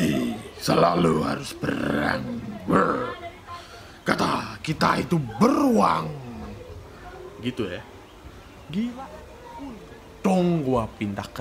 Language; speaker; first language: Indonesian; non-native, fluent; Russian